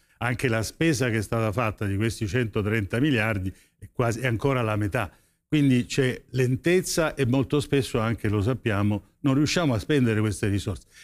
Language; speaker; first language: Italian; native; Italian